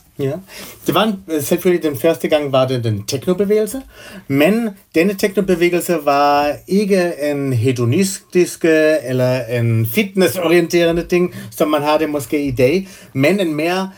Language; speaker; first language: Danish; non-native, fluent; German